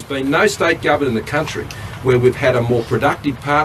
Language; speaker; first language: English; native; English